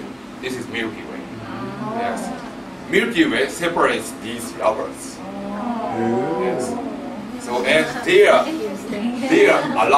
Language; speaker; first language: English; non-native, learner; Japanese